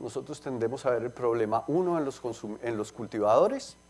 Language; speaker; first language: Spanish; native; Spanish